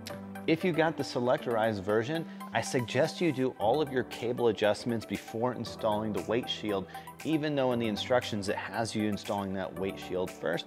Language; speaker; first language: English; native; English